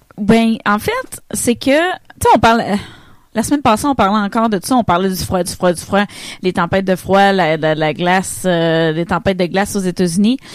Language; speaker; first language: French; native; French